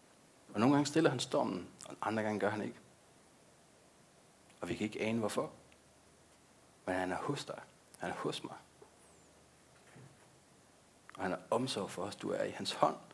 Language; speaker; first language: Danish; native; Danish